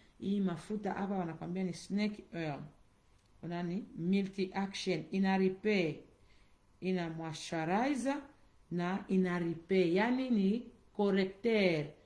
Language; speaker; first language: Swahili; native; Swahili